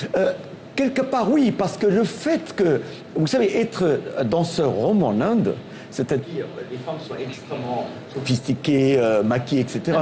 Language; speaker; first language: French; non-native, local second language; Tamil